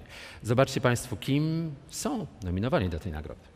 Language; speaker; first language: Polish; native; Polish